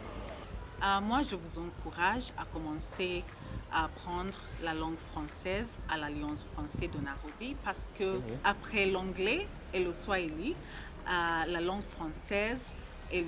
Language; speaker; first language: French; non-native, learner; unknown